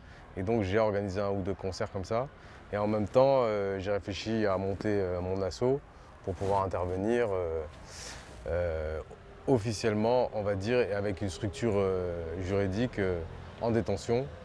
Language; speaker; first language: French; native; French